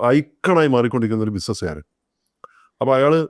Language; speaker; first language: Malayalam; native; Malayalam